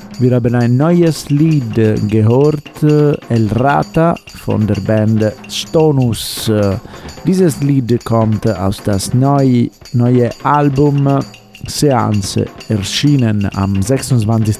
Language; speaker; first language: German; non-native, learner; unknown